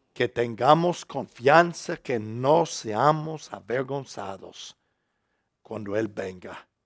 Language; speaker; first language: Spanish; non-native, fluent; English